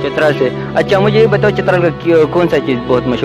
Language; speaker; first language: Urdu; non-native, local second language; Pashto